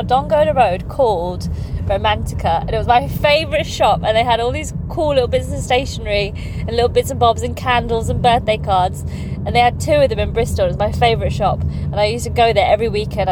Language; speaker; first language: English; non-native, local second language; Polish